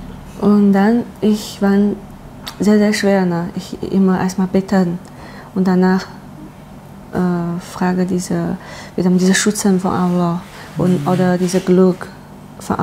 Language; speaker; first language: German; non-native, learner; Chinese